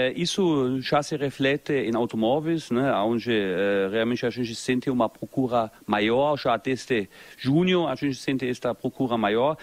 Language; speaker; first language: Portuguese; non-native, fluent; German